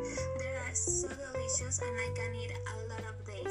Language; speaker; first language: English; non-native, learner; Spanish